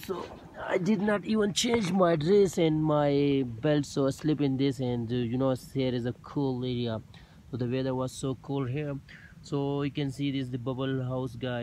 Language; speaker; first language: English; non-native, local second language; Urdu